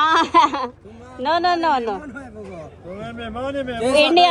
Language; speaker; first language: Hindi; non-native, local second language; Telugu